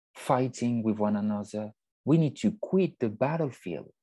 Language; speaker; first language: English; non-native, fluent; French